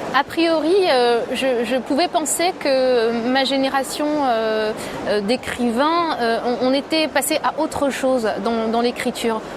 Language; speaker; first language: French; early bilingual, other home language; Berber languages